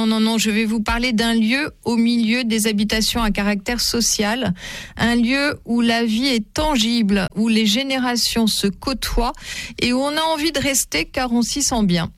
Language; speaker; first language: French; native; French